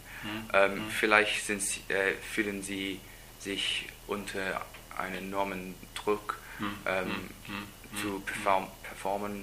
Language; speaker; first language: German; non-native, learner; English